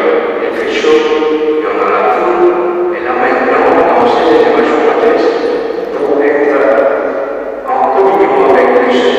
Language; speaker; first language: French; non-native, local second language; Morisyen